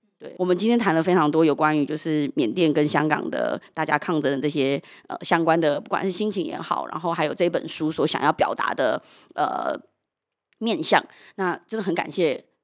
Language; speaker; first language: Chinese; native; Chinese